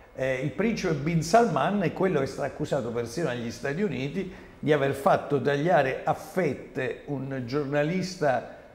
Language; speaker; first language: Italian; native; Italian